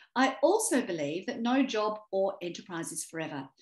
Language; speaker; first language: English; native; English